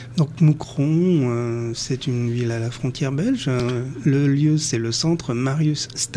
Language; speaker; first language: French; native; French